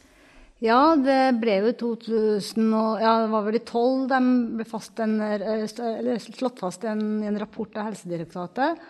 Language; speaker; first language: Norwegian; native; Norwegian